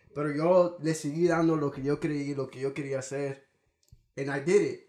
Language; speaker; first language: Spanish; early bilingual, heritage; Spanish